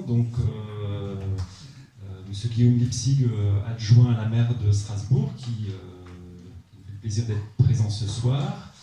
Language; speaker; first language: French; native; French